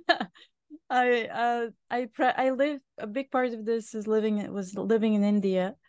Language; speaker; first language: English; non-native, fluent; Bulgarian